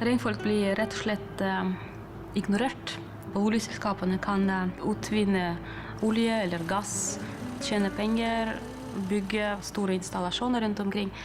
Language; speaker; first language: Norwegian; non-native, fluent; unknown